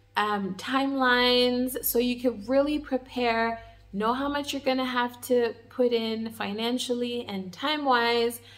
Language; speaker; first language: English; native; English